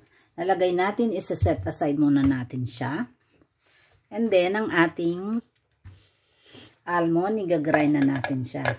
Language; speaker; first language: Filipino; native; Filipino